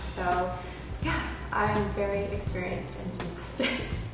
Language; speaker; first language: English; native; English